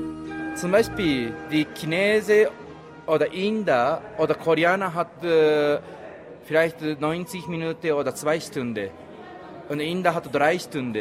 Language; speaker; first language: German; non-native, learner; Japanese